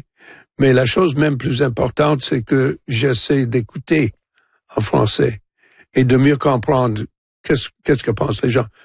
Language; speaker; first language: French; non-native, local second language; English